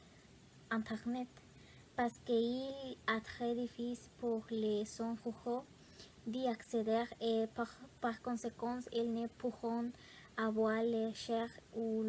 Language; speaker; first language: French; non-native, learner; Spanish